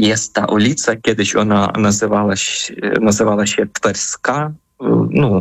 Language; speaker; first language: Polish; non-native, fluent; Ukrainian